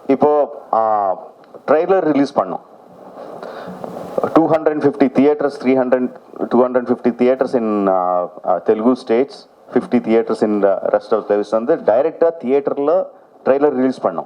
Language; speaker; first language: Tamil; non-native, local second language; Telugu